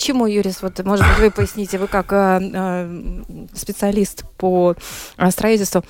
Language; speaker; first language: Russian; native; Russian